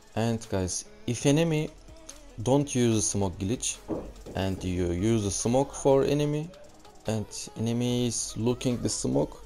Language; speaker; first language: English; non-native, learner; Turkish